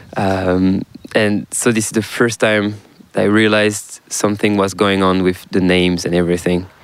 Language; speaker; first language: English; non-native, fluent; French